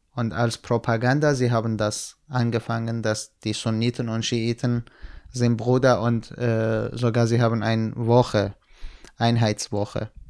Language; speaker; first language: German; non-native, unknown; Central Kurdish